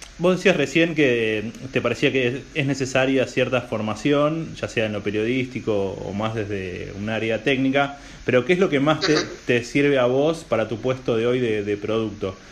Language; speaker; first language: Spanish; native; Spanish